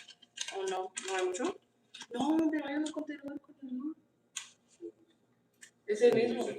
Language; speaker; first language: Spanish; non-native, learner; English